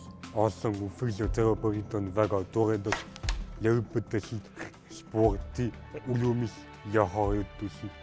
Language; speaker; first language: Estonian; non-native, local second language; Russian